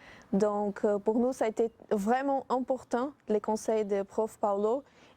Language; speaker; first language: French; non-native, fluent; Portuguese